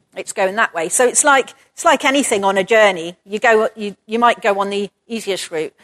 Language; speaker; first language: English; native; English